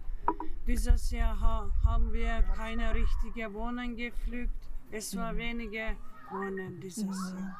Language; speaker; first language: German; non-native, local second language; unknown